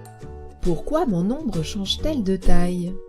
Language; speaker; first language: French; native; French